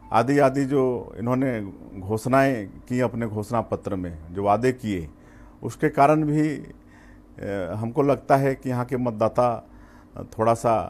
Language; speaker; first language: Hindi; native; Hindi